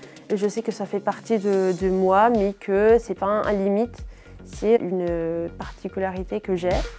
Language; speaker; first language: French; non-native, fluent; Italian